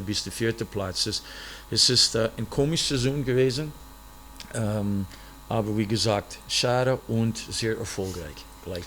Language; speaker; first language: German; non-native, fluent; English